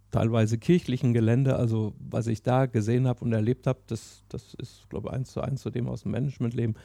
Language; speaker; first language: German; non-native, fluent; English